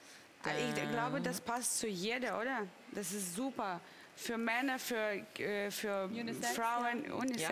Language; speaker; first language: German; non-native, learner; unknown